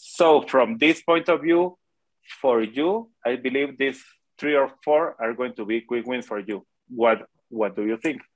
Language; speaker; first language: English; non-native, fluent; Spanish